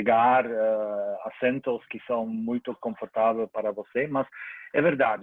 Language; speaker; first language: Portuguese; non-native, learner; German